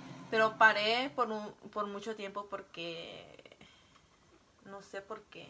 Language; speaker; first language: Spanish; early bilingual, heritage; Spanish